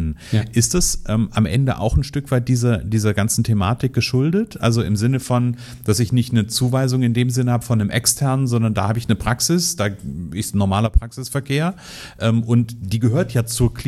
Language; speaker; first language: German; native; German